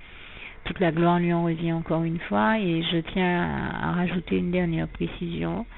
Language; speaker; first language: French; native; French